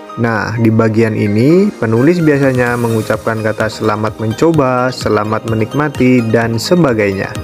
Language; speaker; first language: Indonesian; native; Indonesian